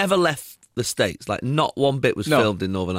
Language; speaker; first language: English; native; English